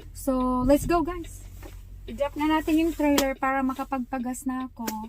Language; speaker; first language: Filipino; non-native, local second language; Waray